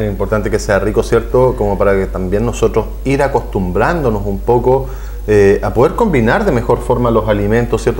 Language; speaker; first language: Spanish; native; Spanish